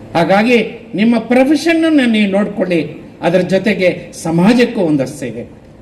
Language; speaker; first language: Kannada; non-native, local second language; Telugu